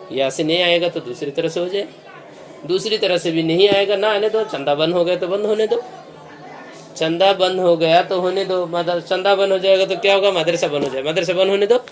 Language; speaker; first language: Urdu; non-native, local second language; Manipuri